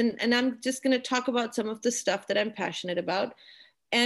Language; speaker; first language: English; non-native, local second language; Urdu